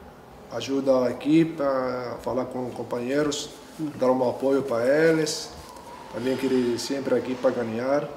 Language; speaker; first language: Portuguese; non-native, learner; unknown